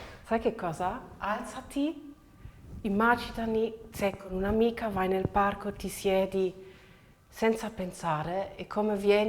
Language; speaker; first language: Italian; non-native, fluent; German